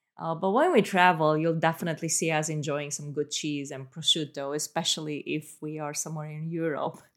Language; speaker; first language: English; non-native, fluent; Romanian